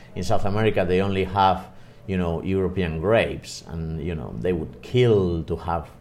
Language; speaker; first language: English; non-native, fluent; Spanish